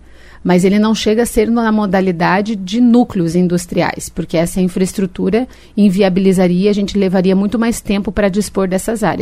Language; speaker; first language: Portuguese; native; Portuguese